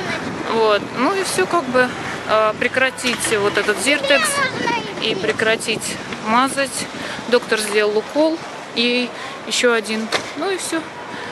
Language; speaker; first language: Russian; native; Russian